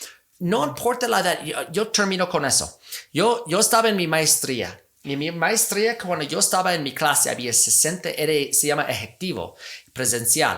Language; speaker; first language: Spanish; non-native, fluent; English